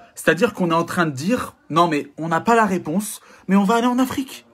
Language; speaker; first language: French; native; French